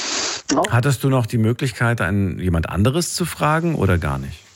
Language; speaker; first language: German; native; German